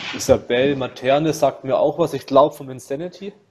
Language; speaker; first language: German; non-native, fluent; Russian